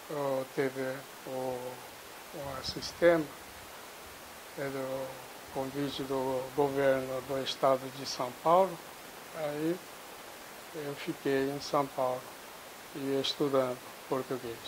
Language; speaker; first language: Portuguese; non-native, fluent; Japanese